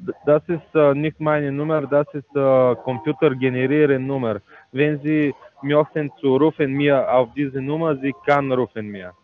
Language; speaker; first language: German; non-native, learner; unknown